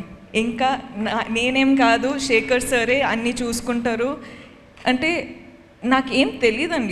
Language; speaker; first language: Telugu; non-native, fluent; Kodava